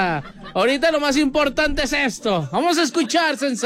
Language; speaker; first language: Spanish; native; Spanish